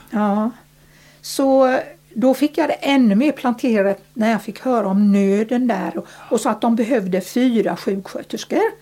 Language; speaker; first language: Swedish; early bilingual, other home language; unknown